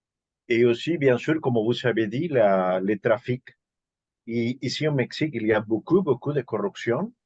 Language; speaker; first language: French; non-native, learner; Spanish